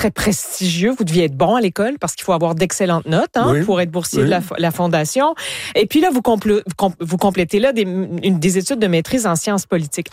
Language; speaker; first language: French; native; French